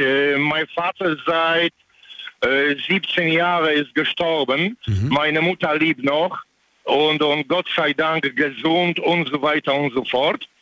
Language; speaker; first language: German; non-native, learner; Polish